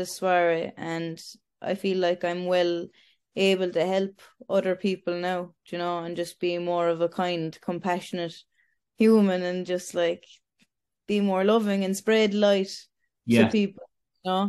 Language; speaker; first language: English; native; English